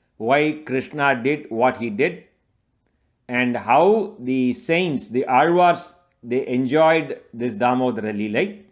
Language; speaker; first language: English; non-native, local second language; Tamil